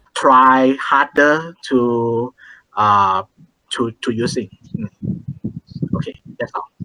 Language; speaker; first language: English; non-native, learner; Thai